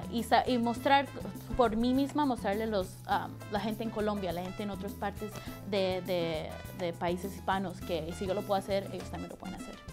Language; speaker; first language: Spanish; early bilingual, other home language; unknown